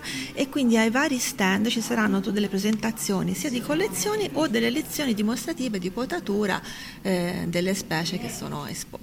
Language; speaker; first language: Italian; native; Italian